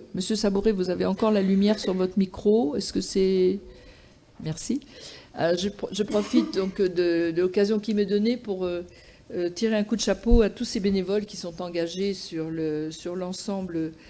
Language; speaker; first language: French; native; French